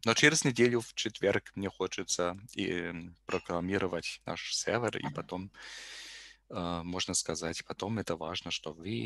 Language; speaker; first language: Russian; non-native, learner; German